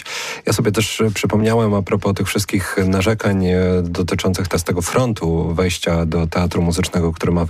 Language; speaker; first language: Polish; native; Polish